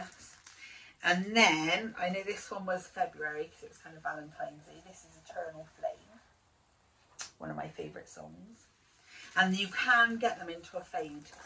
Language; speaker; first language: English; native; English